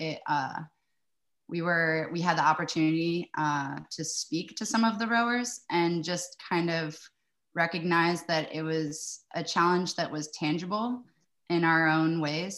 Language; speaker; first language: English; native; English